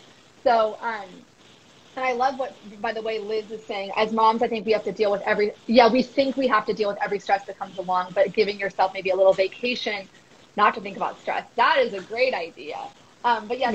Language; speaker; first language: English; native; English